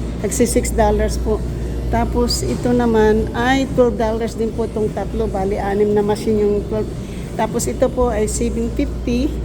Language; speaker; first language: Filipino; non-native, local second language; Cebuano